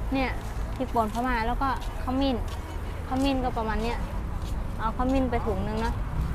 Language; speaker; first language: Thai; non-native, fluent; Mon